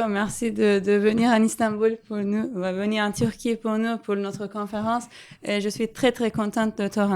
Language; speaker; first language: French; non-native, fluent; Turkish